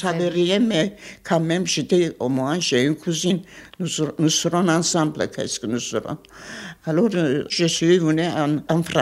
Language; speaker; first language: French; non-native, fluent; Armenian